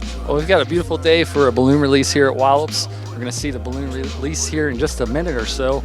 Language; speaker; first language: English; native; English